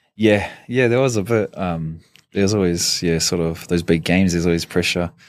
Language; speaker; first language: English; native; English